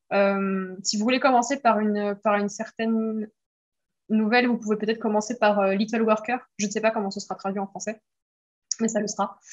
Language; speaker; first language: French; early bilingual, other home language; Greek